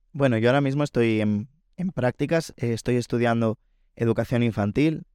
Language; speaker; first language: Spanish; native; Spanish